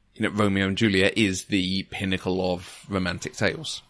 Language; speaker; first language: English; native; English